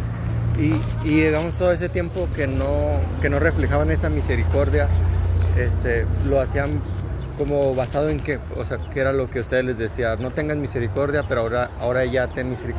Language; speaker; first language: Spanish; native; Spanish